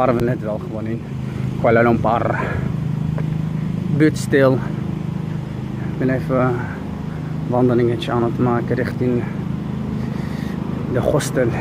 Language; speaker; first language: Dutch; early bilingual, other home language; Arabic